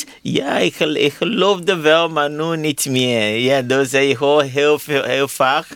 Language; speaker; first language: Dutch; non-native, learner; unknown